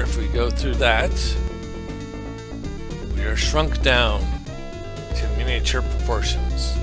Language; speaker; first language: English; native; English